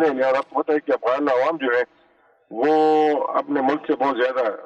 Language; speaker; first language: Hindi; non-native, local second language; Pashto